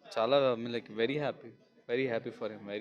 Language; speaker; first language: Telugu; non-native, local second language; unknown